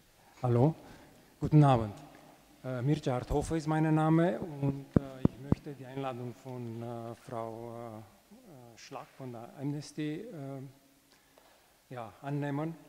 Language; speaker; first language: German; non-native, fluent; Romanian